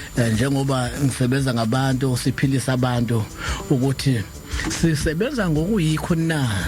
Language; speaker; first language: Zulu; native; Zulu